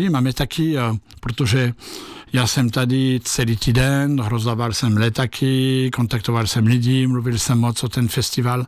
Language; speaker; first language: Czech; non-native, fluent; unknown